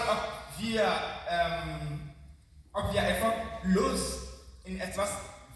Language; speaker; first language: German; non-native, learner; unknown